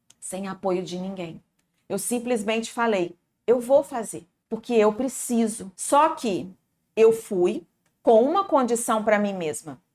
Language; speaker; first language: Portuguese; native; Portuguese